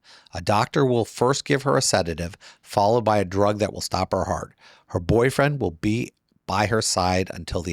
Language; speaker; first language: English; native; English